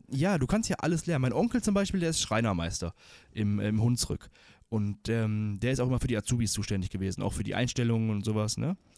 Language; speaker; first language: German; early bilingual, other home language; Turkish